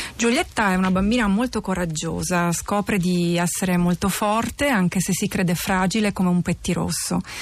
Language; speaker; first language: Italian; native; Italian